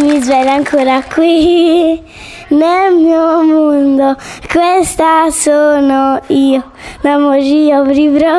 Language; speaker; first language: Italian; native; Italian